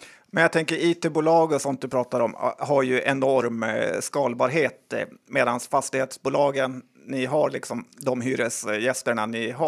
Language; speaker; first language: Swedish; native; Swedish